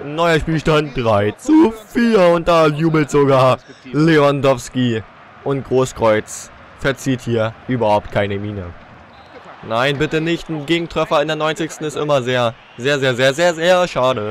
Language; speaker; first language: German; native; German